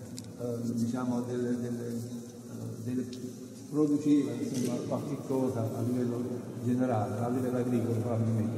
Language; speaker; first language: Italian; native; Italian